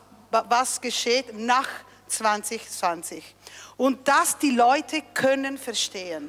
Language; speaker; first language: German; non-native, fluent; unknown